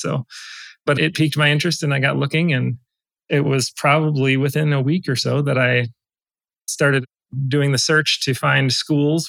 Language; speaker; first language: English; native; English